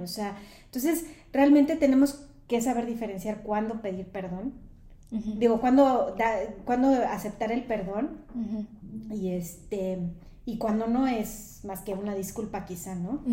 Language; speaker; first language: Spanish; native; Spanish